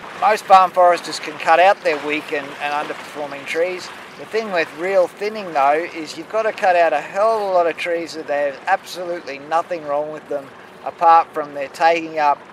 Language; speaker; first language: English; native; English